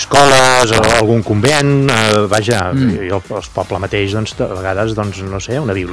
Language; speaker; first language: Catalan; native; Catalan